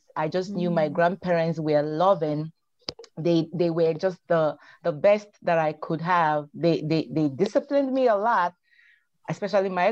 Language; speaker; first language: English; non-native, local second language; Igbo